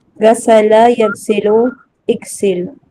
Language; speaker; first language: Arabic; non-native, learner; Filipino